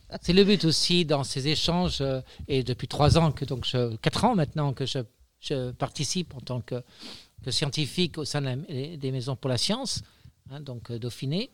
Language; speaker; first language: French; native; French